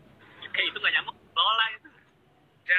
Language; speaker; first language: Indonesian; native; Indonesian